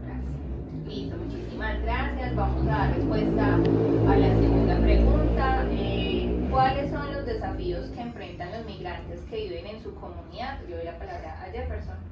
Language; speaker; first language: Spanish; native; Spanish